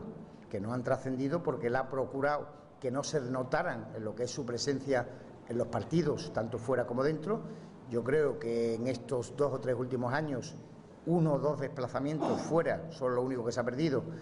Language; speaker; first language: Spanish; native; Spanish